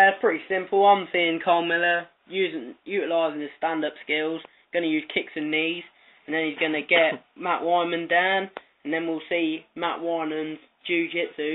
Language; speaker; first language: English; native; English